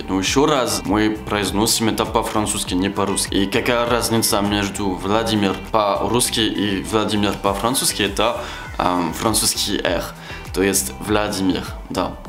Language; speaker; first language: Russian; non-native, fluent; French